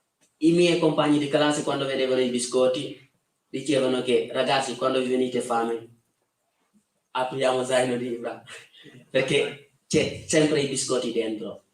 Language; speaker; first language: Italian; non-native, fluent; Wolof